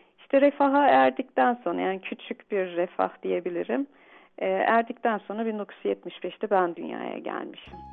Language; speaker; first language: Turkish; early bilingual, heritage; Turkish